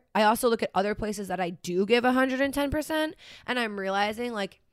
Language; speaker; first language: English; native; English